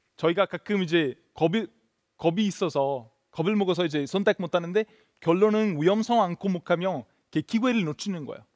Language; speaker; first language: Korean; non-native, fluent; Italian